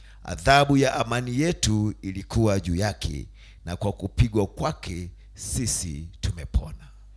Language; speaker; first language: Swahili; native; Swahili